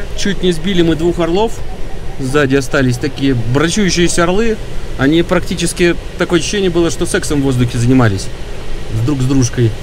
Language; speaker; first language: Russian; native; Russian